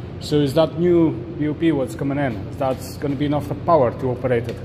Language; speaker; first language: English; non-native, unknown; Polish